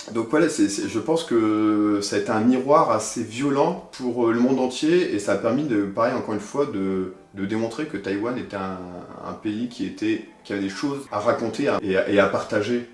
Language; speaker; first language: French; native; French